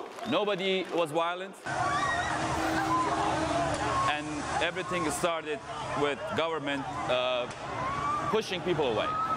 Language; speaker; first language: English; non-native, fluent; Persian